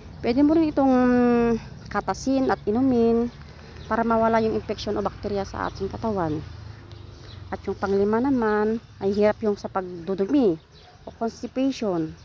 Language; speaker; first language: Filipino; non-native, local second language; Iloko